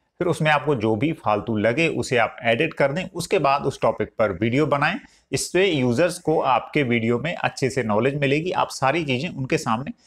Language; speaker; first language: Hindi; native; Hindi